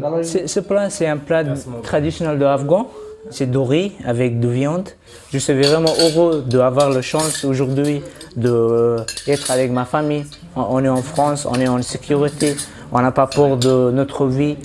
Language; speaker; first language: French; non-native, fluent; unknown